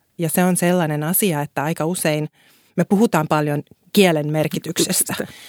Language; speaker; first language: Finnish; non-native, local second language; Swedish